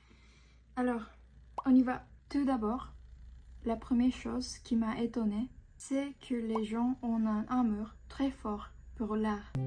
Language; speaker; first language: French; non-native, fluent; Japanese